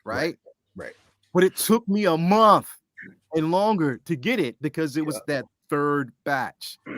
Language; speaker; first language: English; native; English